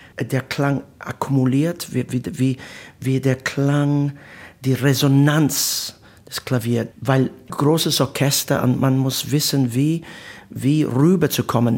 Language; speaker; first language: German; non-native, learner; Italian